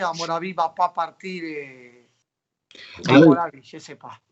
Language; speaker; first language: French; non-native, fluent; Spanish